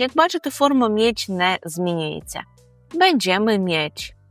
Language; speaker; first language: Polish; non-native, fluent; Ukrainian